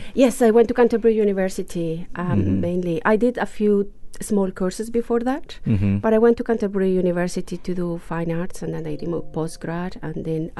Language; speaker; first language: English; non-native, fluent; Spanish